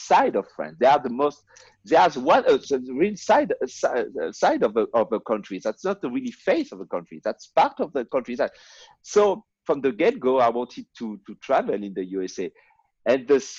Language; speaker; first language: English; non-native, fluent; French